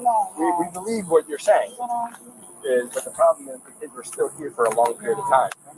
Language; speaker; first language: English; native; English